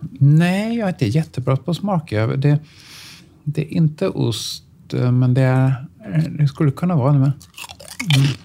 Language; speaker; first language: Swedish; native; Swedish